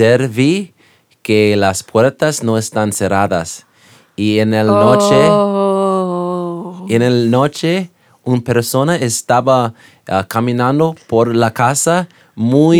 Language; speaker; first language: Spanish; non-native, learner; English